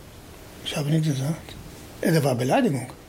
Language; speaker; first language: German; non-native, fluent; Arabic